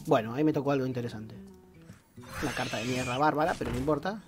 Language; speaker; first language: Spanish; native; Spanish